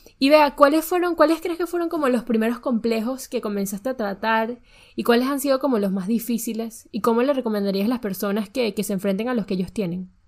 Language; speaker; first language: Spanish; native; Spanish